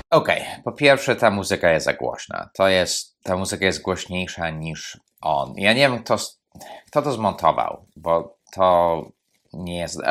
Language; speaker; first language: Polish; non-native, fluent; English